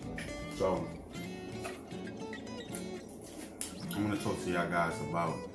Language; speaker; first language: English; native; English